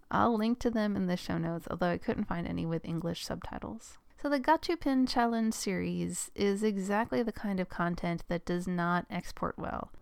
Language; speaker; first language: English; native; English